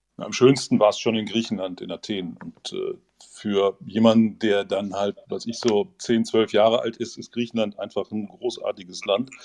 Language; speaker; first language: German; native; German